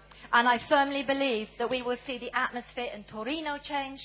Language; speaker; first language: English; native; English